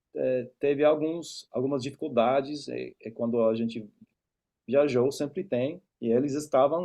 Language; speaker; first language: Portuguese; non-native, fluent; English